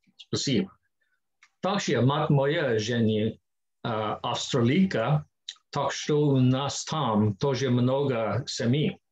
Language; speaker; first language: Russian; non-native, learner; English